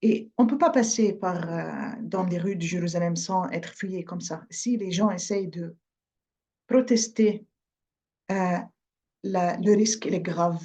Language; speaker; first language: French; non-native, fluent; Arabic